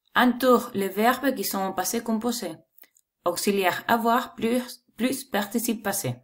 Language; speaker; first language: French; non-native, fluent; Spanish